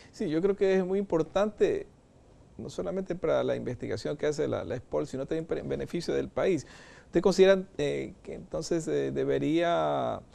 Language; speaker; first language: Spanish; native; Spanish